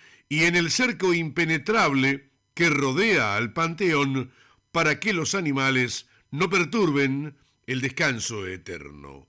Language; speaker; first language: Spanish; native; Spanish